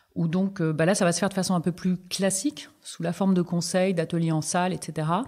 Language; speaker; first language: French; native; French